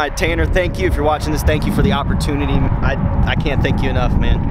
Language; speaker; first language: English; native; English